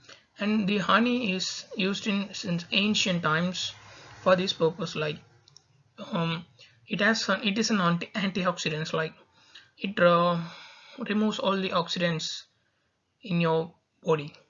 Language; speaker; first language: English; non-native, local second language; Tamil